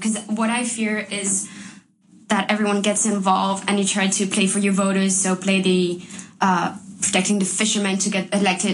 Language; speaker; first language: English; non-native, fluent; French